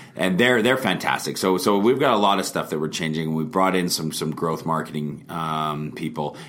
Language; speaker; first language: English; native; English